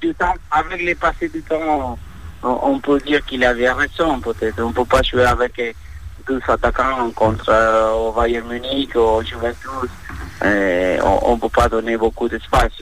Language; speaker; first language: French; non-native, fluent; Spanish